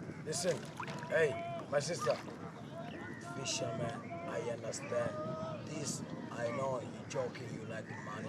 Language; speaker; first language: English; non-native, learner; Swahili